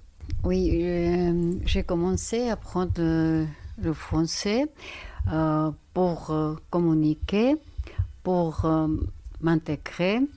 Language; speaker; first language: French; non-native, learner; Georgian